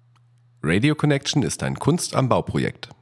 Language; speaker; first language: German; native; German